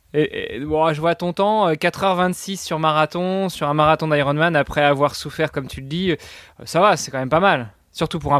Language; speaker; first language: French; native; French